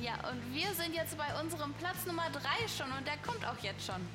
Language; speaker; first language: German; native; German